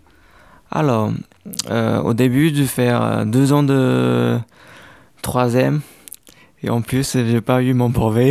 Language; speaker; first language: French; non-native, learner; Chinese